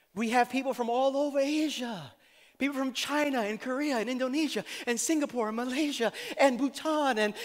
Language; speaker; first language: English; native; English